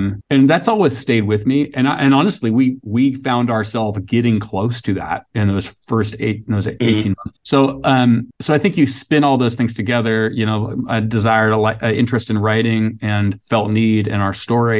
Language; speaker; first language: English; native; English